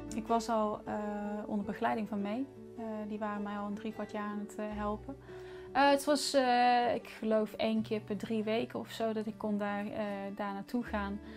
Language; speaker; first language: Dutch; non-native, fluent; English